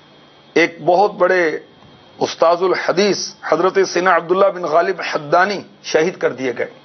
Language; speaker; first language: Urdu; native; Urdu